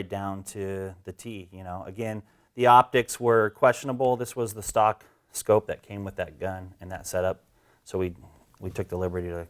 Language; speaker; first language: English; native; English